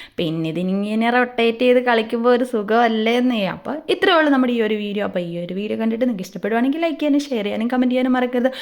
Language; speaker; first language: Malayalam; native; Malayalam